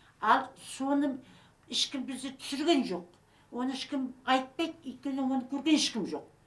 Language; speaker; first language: Kazakh; native; Kazakh